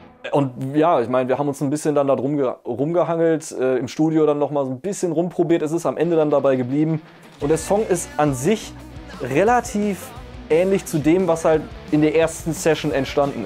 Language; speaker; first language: German; native; German